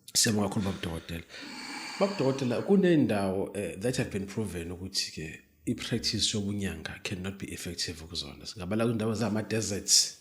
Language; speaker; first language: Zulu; native; Zulu